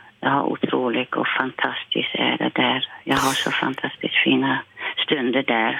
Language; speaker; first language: Swedish; non-native, fluent; Dutch